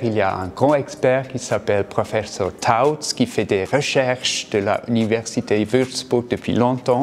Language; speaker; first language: French; non-native, fluent; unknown